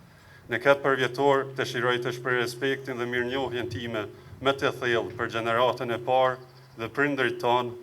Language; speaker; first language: Albanian; native; Albanian